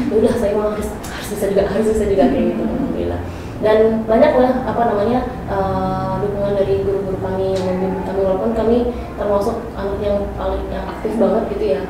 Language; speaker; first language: Indonesian; early bilingual, heritage; Indonesian